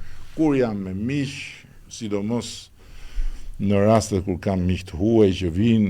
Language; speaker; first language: Albanian; native; Albanian